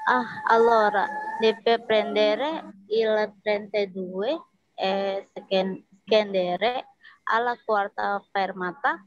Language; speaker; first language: Italian; non-native, learner; Indonesian